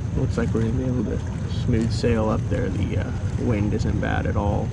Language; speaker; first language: English; native; English